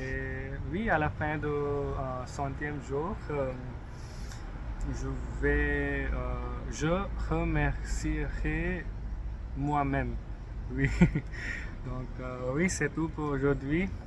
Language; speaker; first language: French; non-native, learner; English